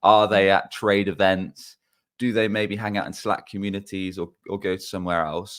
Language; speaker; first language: English; native; English